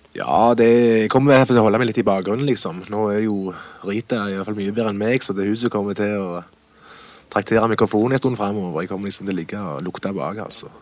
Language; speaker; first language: Norwegian; native; Norwegian